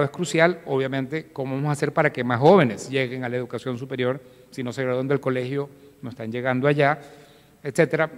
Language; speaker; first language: Spanish; native; Spanish